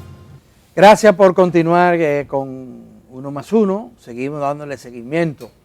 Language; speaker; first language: Spanish; native; Spanish